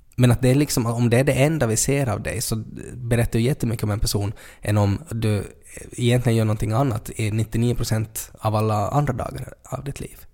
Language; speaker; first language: Swedish; native; Swedish